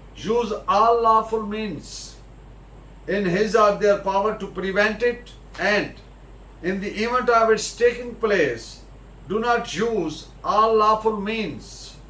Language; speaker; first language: English; non-native, local second language; Urdu